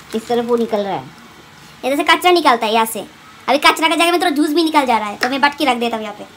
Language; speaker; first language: Hindi; non-native, local second language; Bangla